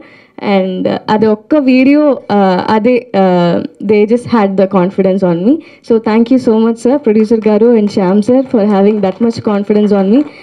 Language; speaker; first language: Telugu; non-native, learner; Tamil